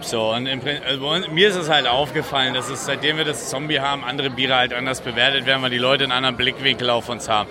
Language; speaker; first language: German; native; German